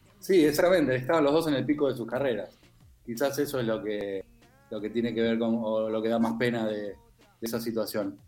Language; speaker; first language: Spanish; native; Spanish